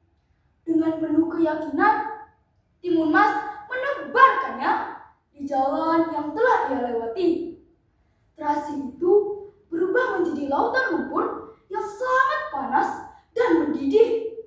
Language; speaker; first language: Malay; non-native, local second language; Balinese